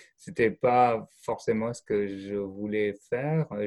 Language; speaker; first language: French; non-native, fluent; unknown